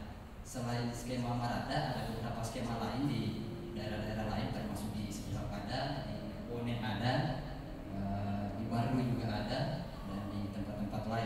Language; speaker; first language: Indonesian; native; Indonesian